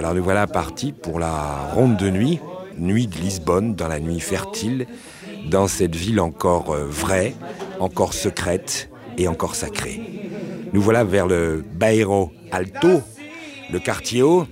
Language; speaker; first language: French; native; French